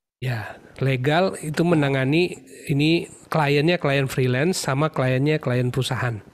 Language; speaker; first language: Indonesian; native; Indonesian